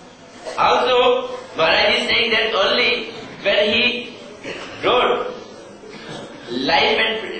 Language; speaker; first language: English; non-native, local second language; Hindi